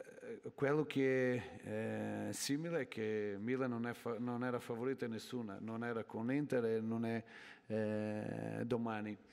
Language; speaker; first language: Italian; non-native, learner; Portuguese